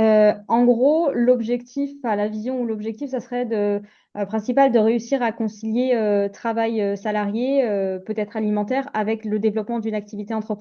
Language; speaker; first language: French; native; French